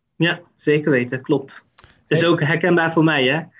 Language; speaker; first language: Dutch; early bilingual, other home language; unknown